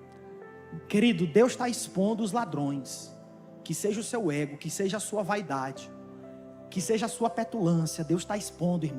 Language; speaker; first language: Portuguese; native; Portuguese